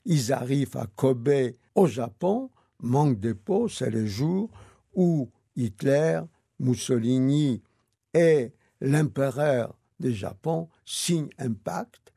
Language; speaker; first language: French; non-native, fluent; Yiddish